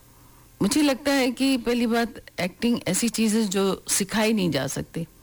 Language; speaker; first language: Hindi; native; Hindi